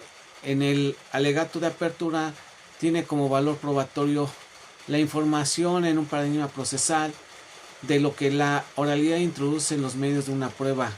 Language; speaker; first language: Spanish; native; Spanish